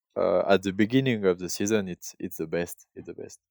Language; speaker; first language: English; non-native, learner; French